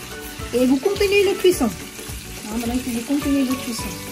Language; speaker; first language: French; non-native, learner; Thai